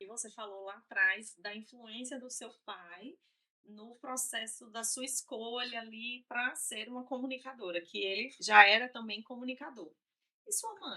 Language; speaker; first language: Portuguese; native; Portuguese